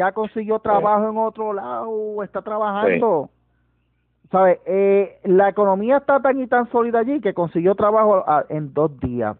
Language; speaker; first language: Spanish; native; Spanish